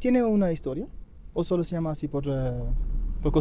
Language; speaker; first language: Spanish; non-native, fluent; German